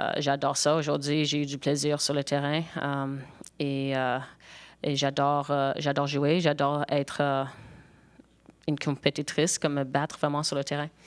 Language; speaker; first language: French; non-native, local second language; English